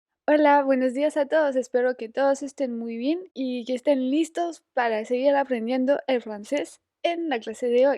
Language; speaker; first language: Spanish; non-native, fluent; French